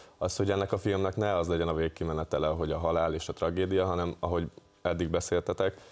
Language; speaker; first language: Hungarian; native; Hungarian